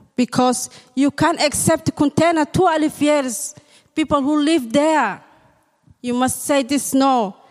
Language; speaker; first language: English; non-native, fluent; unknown